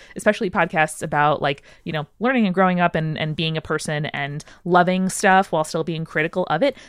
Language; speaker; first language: English; native; English